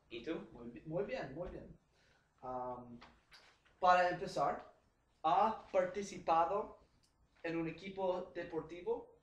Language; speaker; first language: Spanish; non-native, learner; English